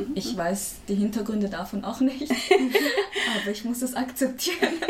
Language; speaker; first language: German; native; German